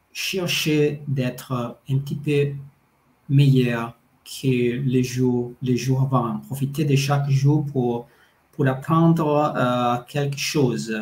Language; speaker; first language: French; non-native, fluent; Italian